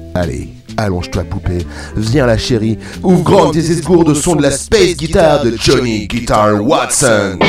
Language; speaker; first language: French; native; French